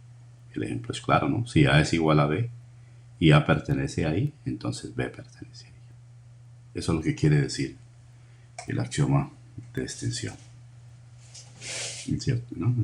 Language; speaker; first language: Spanish; native; Spanish